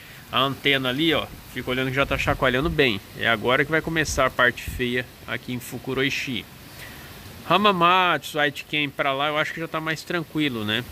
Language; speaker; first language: Portuguese; native; Portuguese